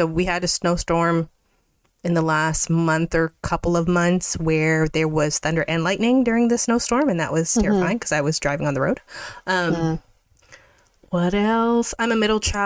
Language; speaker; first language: English; native; English